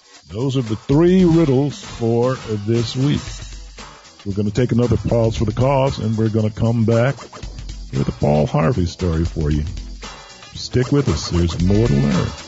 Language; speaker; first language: English; native; English